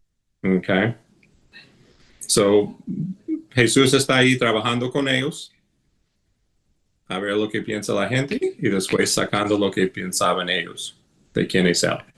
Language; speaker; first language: Spanish; non-native, fluent; English